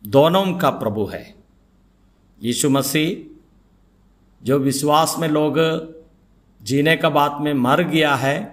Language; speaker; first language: Hindi; non-native, local second language; Malayalam